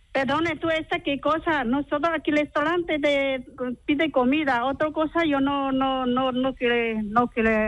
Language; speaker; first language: Spanish; non-native, learner; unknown